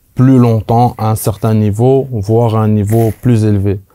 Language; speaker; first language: French; native; French